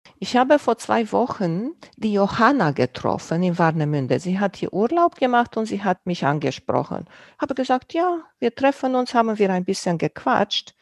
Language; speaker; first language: German; non-native, fluent; Romanian